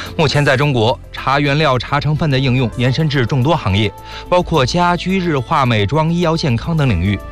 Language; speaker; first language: Chinese; native; Chinese